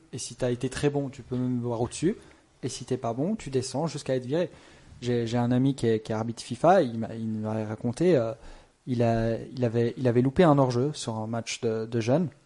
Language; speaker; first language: French; native; French